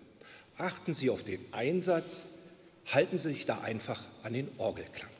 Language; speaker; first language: German; native; German